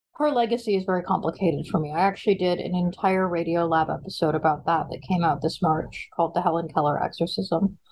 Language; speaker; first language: English; native; English